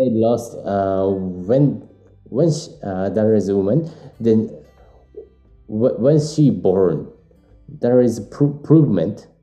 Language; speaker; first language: English; non-native, learner; Japanese